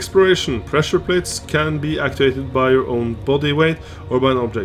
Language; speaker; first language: English; non-native, fluent; Norwegian